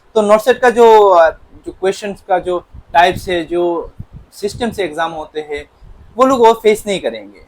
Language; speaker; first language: Hindi; non-native, local second language; Bangla